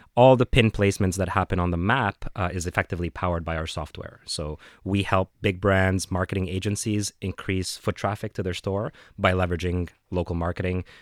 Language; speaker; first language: English; non-native, fluent; Arabic